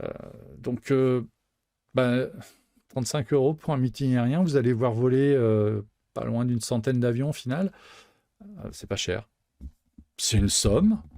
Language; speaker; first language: French; native; French